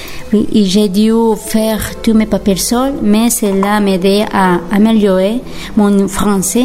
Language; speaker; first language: French; non-native, learner; Spanish